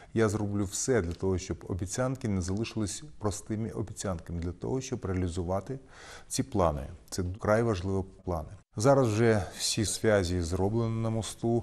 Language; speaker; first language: Ukrainian; non-native, local second language; Russian